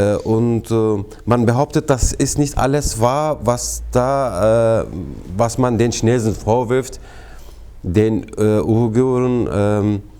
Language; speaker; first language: German; non-native, fluent; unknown